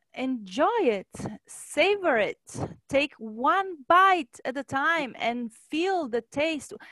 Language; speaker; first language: English; non-native, fluent; Italian